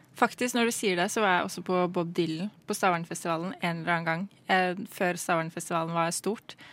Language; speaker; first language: Norwegian; native; Norwegian